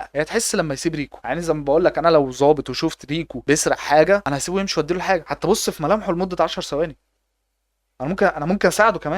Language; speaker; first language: Arabic; native; Arabic